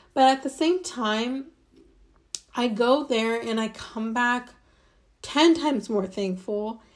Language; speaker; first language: English; native; English